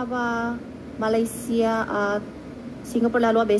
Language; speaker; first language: Filipino; non-native, learner; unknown